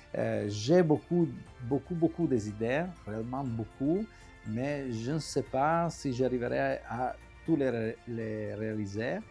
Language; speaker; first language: French; non-native, fluent; Italian